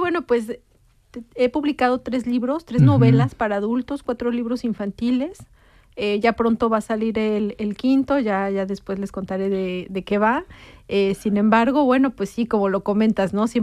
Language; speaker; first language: Spanish; native; Spanish